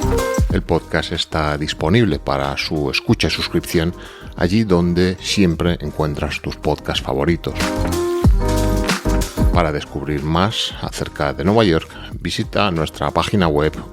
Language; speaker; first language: Spanish; native; Spanish